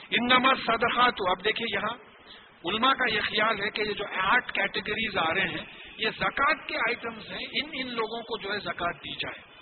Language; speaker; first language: Urdu; native; Urdu